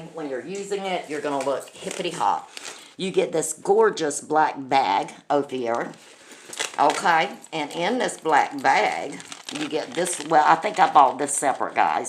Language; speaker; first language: English; native; English